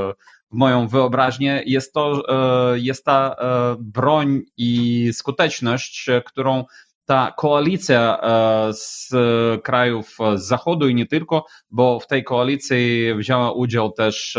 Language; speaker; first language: Polish; non-native, fluent; Ukrainian